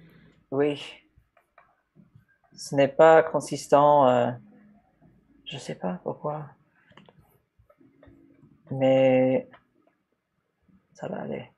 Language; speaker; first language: French; non-native, fluent; English